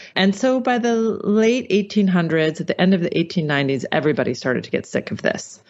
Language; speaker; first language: English; native; English